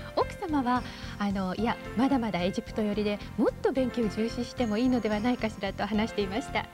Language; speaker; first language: Japanese; native; Japanese